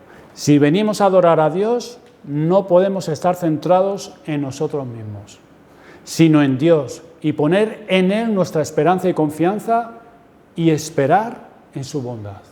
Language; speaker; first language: Spanish; native; Spanish